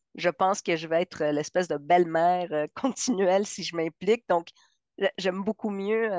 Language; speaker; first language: French; non-native, fluent; Spanish